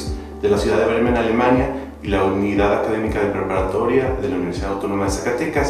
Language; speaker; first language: Spanish; native; Spanish